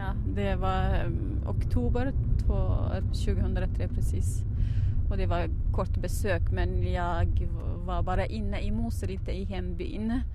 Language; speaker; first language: Swedish; non-native, fluent; Arabic